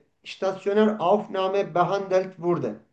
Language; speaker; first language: German; non-native, learner; Turkish